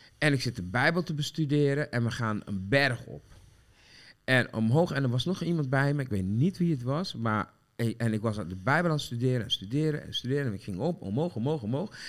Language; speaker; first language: Dutch; early bilingual, other home language; Sranan Tongo